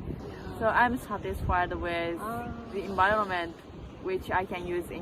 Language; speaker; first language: English; non-native, learner; Japanese